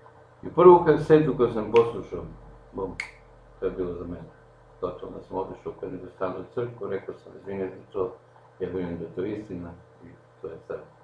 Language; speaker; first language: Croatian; non-native, local second language; Slovenian